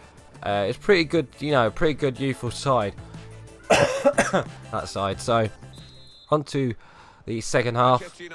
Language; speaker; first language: English; native; English